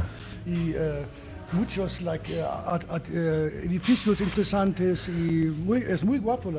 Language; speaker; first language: Spanish; non-native, learner; German